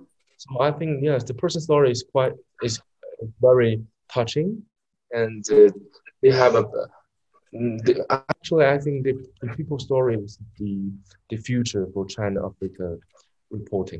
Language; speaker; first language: English; non-native, learner; Chinese